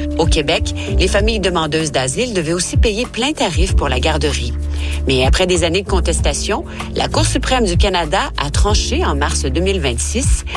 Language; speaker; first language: French; native; French